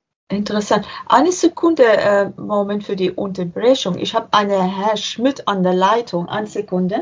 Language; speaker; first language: German; non-native, learner; English